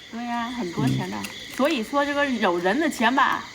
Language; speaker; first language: Chinese; non-native, fluent; Vietnamese